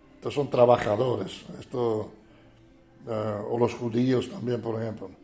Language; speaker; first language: Spanish; non-native, fluent; Dutch